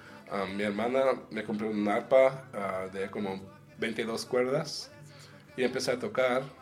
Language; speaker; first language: Spanish; early bilingual, heritage; Spanish